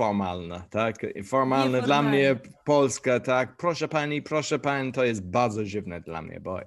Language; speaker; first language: Polish; non-native, learner; English